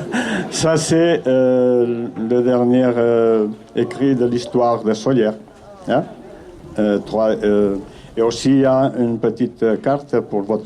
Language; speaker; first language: French; non-native, learner; Catalan